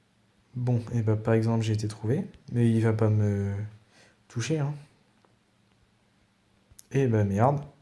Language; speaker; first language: French; native; French